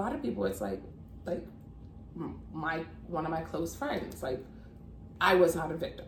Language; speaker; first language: English; native; English